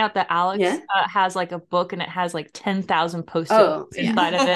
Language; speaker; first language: English; native; English